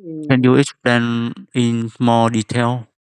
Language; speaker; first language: English; non-native, fluent; Vietnamese